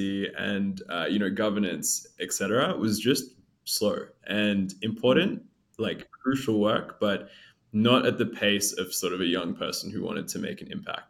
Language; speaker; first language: English; native; English